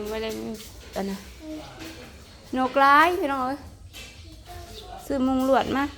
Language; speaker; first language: Thai; non-native, local second language; Northeastern Thai